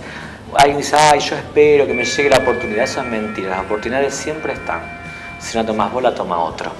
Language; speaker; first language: Spanish; native; Spanish